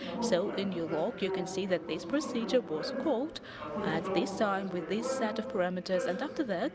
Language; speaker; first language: English; non-native, fluent; Russian